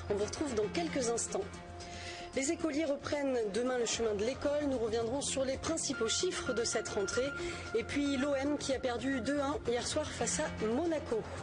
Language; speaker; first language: French; native; French